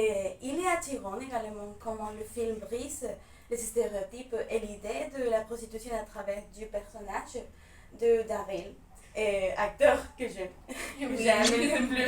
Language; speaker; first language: French; non-native, fluent; Spanish